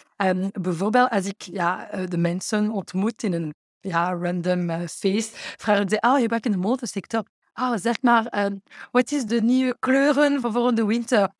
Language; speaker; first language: Dutch; non-native, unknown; French